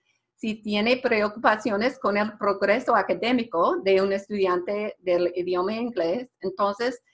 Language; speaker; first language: Spanish; non-native, fluent; English